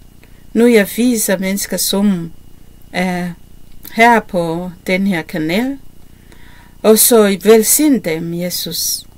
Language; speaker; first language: Danish; non-native, learner; Kinyarwanda